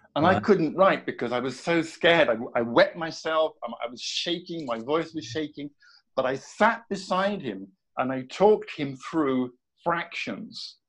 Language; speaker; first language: English; native; English